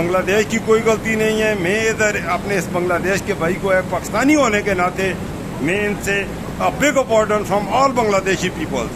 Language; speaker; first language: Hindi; native; Hindi